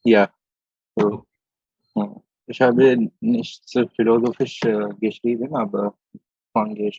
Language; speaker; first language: German; non-native, learner; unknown